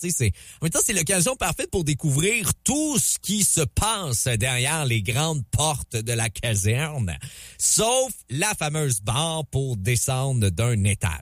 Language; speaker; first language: French; native; French